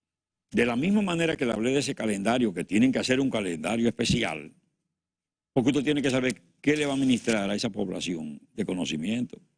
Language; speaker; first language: Spanish; native; Spanish